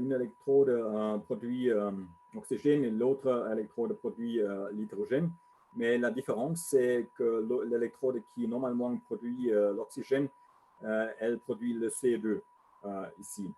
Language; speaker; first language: French; non-native, learner; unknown